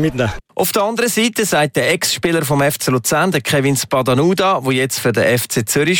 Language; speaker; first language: German; native; German